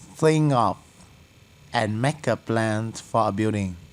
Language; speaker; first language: English; non-native, fluent; Vietnamese